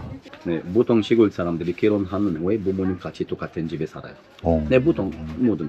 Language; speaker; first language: Korean; non-native, learner; Arabic